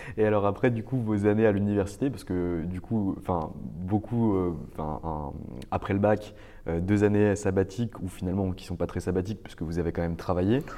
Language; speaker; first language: French; native; French